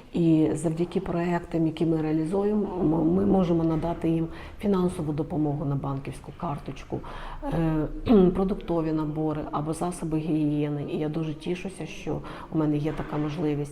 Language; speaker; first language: Ukrainian; native; Ukrainian